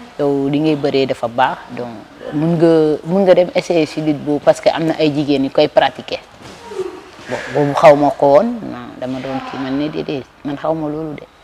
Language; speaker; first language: Wolof; non-native, local second language; Jola-Fonyi